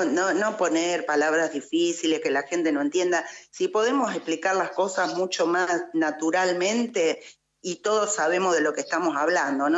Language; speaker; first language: Spanish; native; Spanish